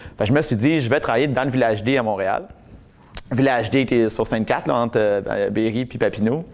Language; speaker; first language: French; native; French